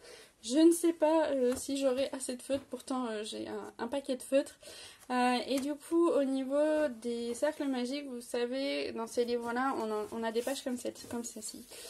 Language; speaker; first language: French; native; French